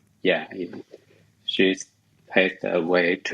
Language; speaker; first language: English; non-native, learner; Chinese